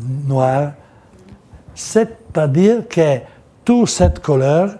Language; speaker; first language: French; non-native, learner; Italian